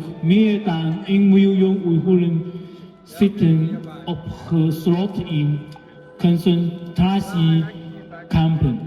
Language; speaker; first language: Dutch; non-native, learner; Cantonese